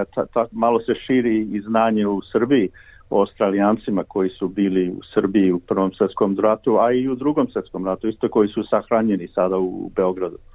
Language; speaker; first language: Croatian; early bilingual, heritage; Serbian